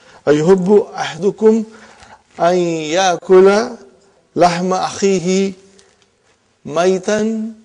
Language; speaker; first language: Arabic; non-native, fluent; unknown